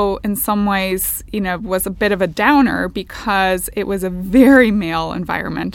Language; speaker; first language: English; native; English